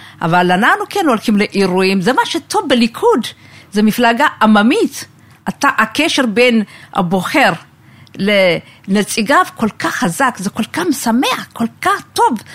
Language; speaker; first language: Hebrew; non-native, fluent; Amharic